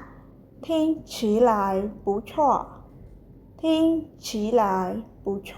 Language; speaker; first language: Chinese; non-native, fluent; Khmer